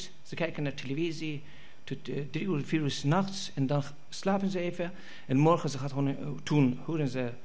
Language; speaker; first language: Dutch; non-native, fluent; Persian